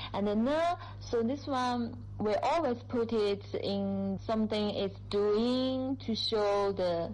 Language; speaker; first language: English; non-native, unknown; Chinese